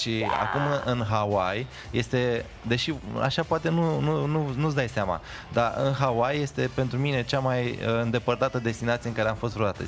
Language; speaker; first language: Romanian; native; Romanian